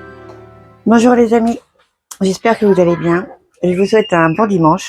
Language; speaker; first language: French; native; French